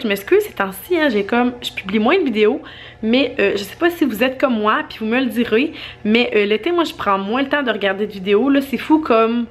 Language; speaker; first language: French; native; French